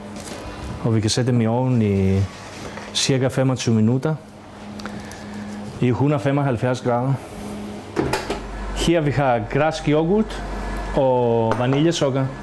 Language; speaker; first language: Danish; non-native, fluent; Greek